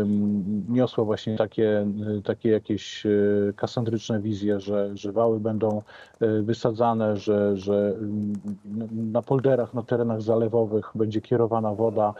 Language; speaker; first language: Polish; native; Polish